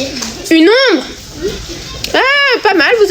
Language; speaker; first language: French; native; French